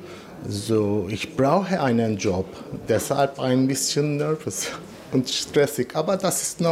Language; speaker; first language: German; non-native, learner; Turkish